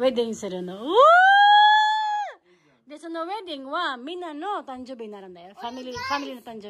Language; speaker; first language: Japanese; non-native, learner; Filipino